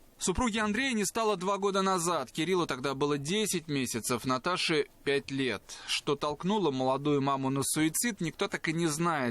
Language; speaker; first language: Russian; native; Russian